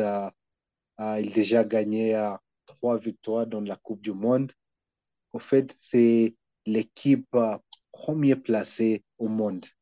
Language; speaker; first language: French; non-native, learner; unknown